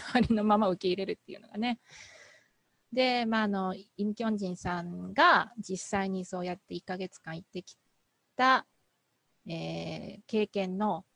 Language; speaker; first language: Japanese; native; Japanese